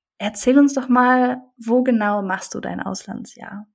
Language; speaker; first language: German; native; German